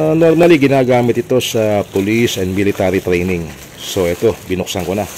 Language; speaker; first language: Filipino; native; Filipino